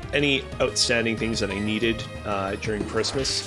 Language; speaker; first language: English; native; English